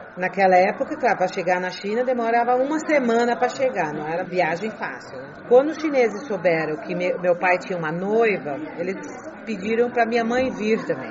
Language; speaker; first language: Portuguese; early bilingual, heritage; Portuguese